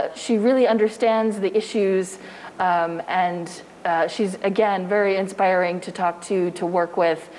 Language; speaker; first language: English; native; English